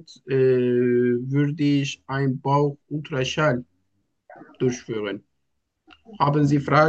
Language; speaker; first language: German; non-native, learner; Turkish